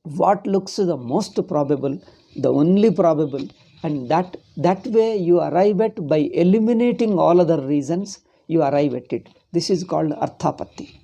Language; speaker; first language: English; non-native, local second language; Kannada